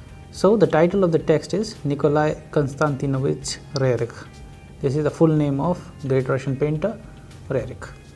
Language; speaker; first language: English; non-native, local second language; Hindi